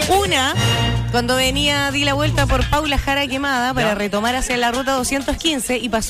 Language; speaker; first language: Spanish; native; Spanish